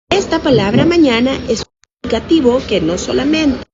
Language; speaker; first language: Spanish; native; Spanish